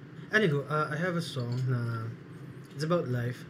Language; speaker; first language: English; non-native, local second language; Filipino